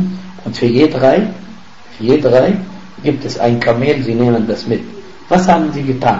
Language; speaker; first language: German; non-native, fluent; Arabic